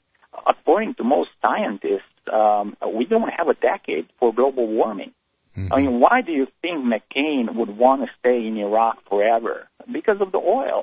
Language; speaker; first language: English; native; English